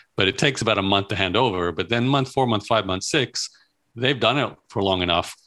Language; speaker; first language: English; native; English